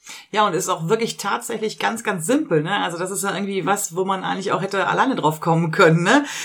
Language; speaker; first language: German; native; German